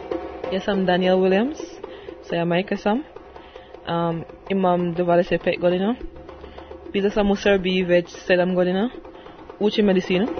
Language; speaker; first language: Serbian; non-native, learner; English